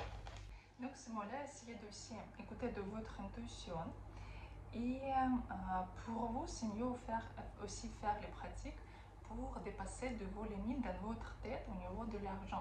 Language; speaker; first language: French; non-native, fluent; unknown